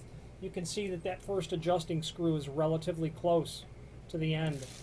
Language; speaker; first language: English; native; English